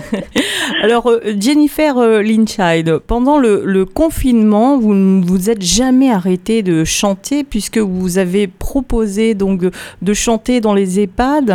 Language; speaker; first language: French; native; French